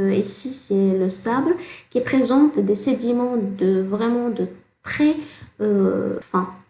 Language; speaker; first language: French; non-native, local second language; Arabic